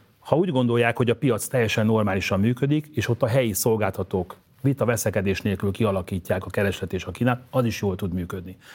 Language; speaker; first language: Hungarian; native; Hungarian